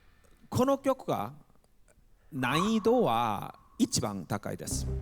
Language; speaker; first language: Japanese; non-native, learner; Korean